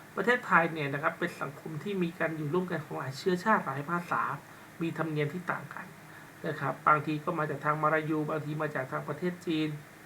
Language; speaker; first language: Thai; native; Thai